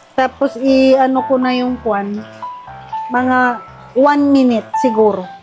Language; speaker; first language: Filipino; non-native, local second language; Iloko